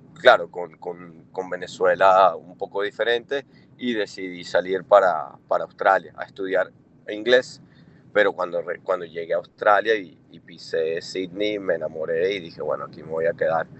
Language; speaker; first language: Spanish; native; Spanish